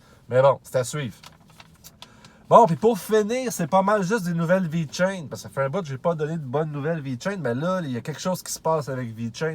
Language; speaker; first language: French; native; French